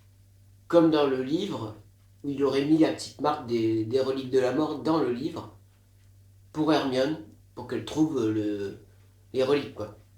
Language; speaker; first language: French; native; French